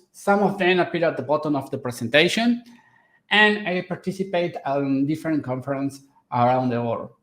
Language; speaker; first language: English; non-native, fluent; Spanish